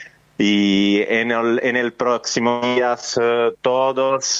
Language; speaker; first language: Spanish; non-native, fluent; Italian